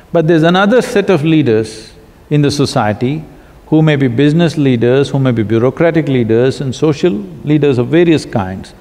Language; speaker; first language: English; non-native, local second language; Kannada